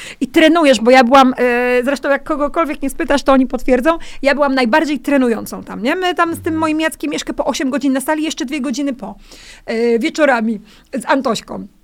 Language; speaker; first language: Polish; native; Polish